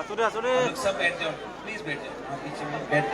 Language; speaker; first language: Hindi; non-native, local second language; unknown